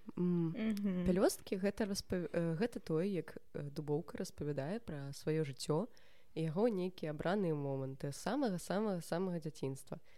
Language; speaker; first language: Belarusian; non-native, local second language; Russian